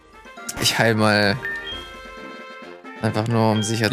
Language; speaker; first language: German; native; German